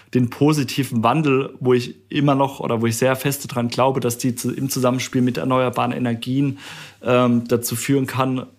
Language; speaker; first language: German; native; German